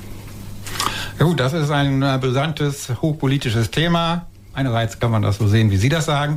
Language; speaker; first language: German; native; German